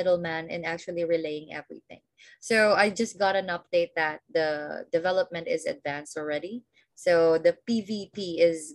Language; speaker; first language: English; non-native, local second language; Filipino